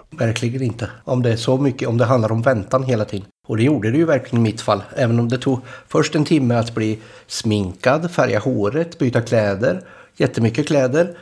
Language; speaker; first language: Swedish; native; Swedish